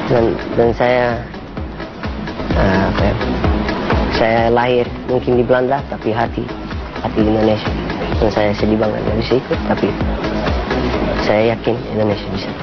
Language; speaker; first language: Indonesian; non-native, learner; Dutch